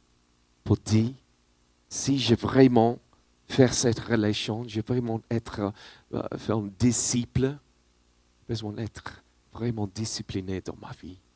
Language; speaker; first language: French; non-native, learner; English